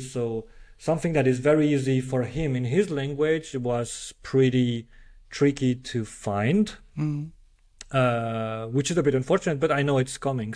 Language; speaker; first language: English; non-native, fluent; French